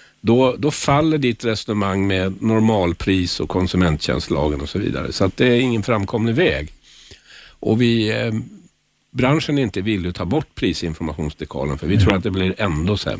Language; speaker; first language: Swedish; native; Swedish